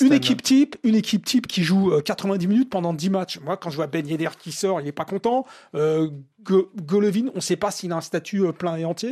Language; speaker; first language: French; native; French